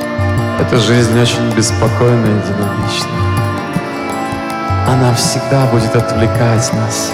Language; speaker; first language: Russian; native; Russian